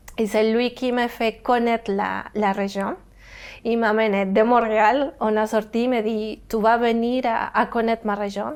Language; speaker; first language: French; non-native, learner; Spanish